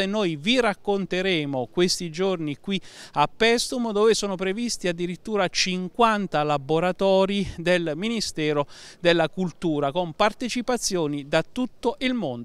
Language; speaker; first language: Italian; native; Italian